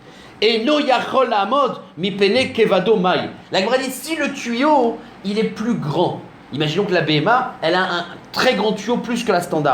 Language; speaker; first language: French; native; French